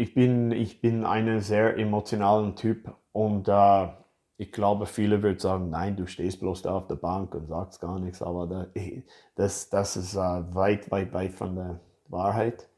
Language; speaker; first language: German; non-native, fluent; English